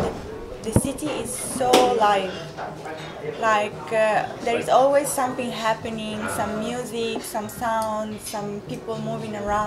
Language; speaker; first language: English; non-native, fluent; Italian